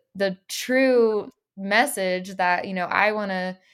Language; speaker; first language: English; native; English